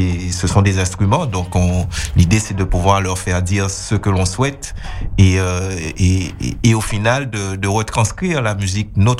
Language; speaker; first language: French; native; French